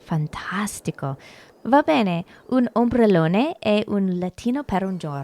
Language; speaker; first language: Italian; non-native, learner; English